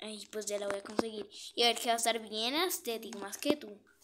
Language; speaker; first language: Spanish; native; Spanish